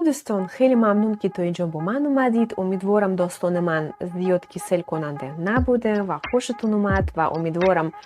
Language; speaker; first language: Persian; non-native, fluent; Russian